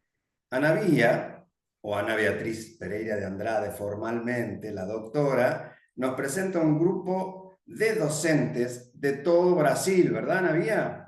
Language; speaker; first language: Spanish; native; Spanish